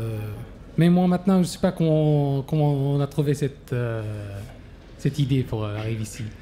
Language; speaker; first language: French; non-native, learner; Arabic